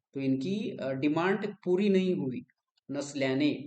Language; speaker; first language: Hindi; non-native, local second language; Marathi